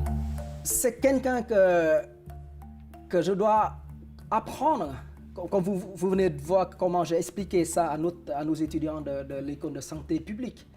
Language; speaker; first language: French; non-native, fluent; Vietnamese